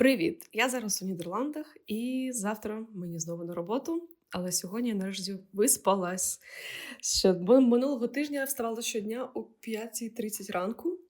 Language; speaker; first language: Ukrainian; non-native, local second language; Russian